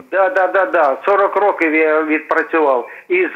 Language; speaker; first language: Ukrainian; non-native, local second language; Russian